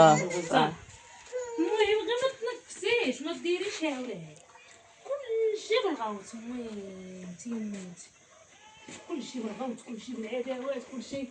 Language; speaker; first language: Arabic; native; Arabic